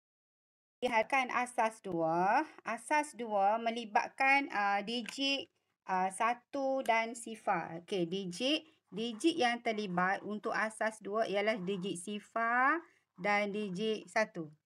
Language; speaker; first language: Malay; native; Malay